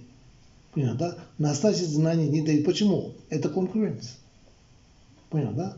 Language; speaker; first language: Russian; non-native, learner; Tibetan